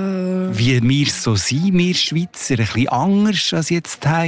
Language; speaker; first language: German; native; German